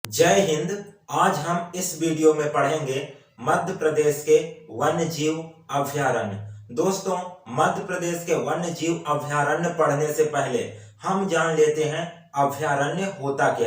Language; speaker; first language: Hindi; native; Hindi